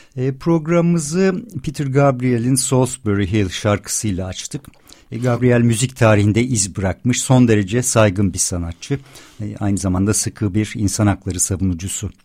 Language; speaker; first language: Turkish; native; Turkish